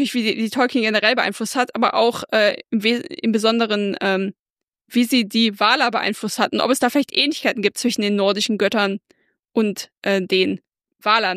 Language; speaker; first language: German; native; German